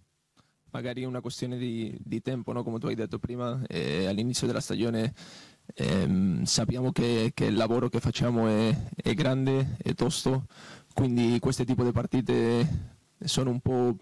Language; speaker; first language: Italian; non-native, fluent; Spanish